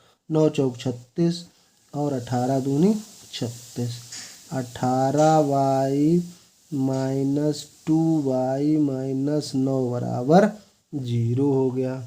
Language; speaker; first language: Hindi; native; Hindi